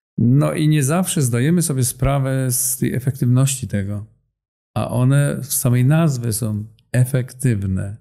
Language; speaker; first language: Polish; native; Polish